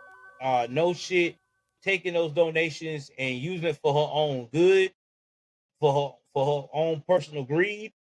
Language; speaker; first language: English; native; English